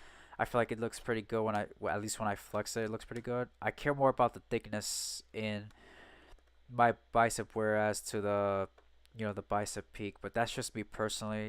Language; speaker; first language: English; native; English